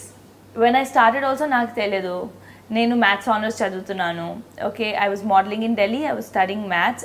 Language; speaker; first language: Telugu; non-native, local second language; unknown